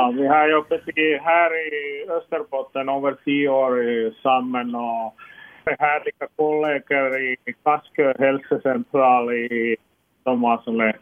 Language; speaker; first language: Swedish; non-native, local second language; Finnish